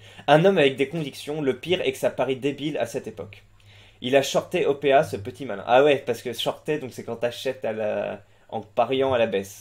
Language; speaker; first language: French; native; French